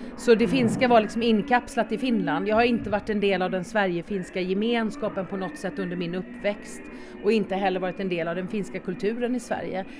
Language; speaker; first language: Swedish; native; Swedish